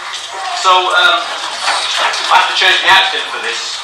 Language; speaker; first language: English; native; English